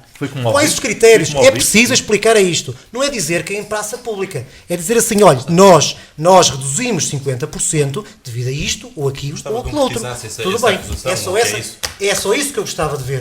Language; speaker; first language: Portuguese; native; Portuguese